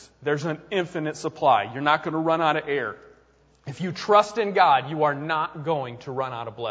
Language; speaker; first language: English; native; English